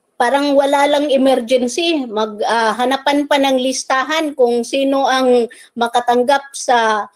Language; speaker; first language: Filipino; native; Filipino